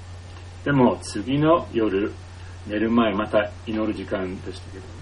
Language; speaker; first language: Japanese; non-native, fluent; English